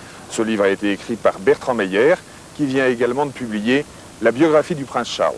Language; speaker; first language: French; native; French